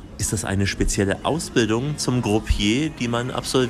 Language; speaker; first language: German; native; German